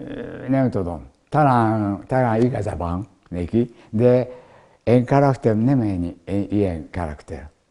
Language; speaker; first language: Hungarian; non-native, learner; Japanese